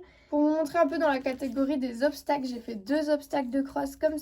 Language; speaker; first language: French; native; French